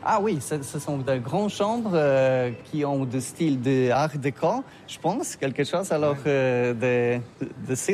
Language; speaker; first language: French; non-native, learner; Polish